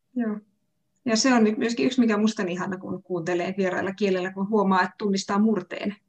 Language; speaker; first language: Finnish; native; Finnish